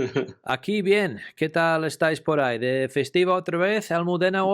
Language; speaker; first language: Spanish; non-native, fluent; English